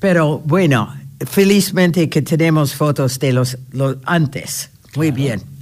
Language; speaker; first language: Spanish; non-native, fluent; English